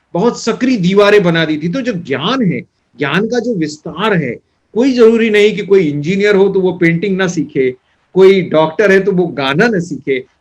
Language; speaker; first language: Hindi; non-native, local second language; Marathi